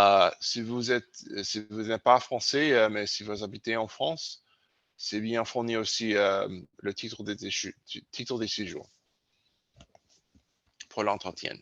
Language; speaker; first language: French; non-native, learner; English